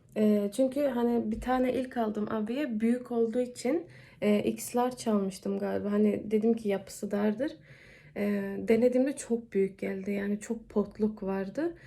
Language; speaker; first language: Turkish; early bilingual, heritage; Turkish